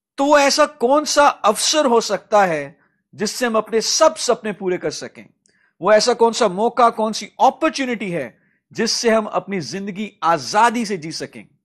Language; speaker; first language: Hindi; native; Hindi